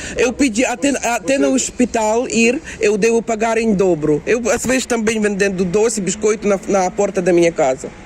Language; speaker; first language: Portuguese; non-native, learner; Ukrainian